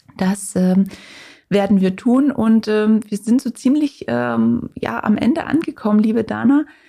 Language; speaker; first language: German; native; German